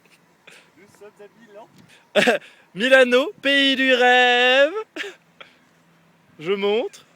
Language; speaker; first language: French; native; French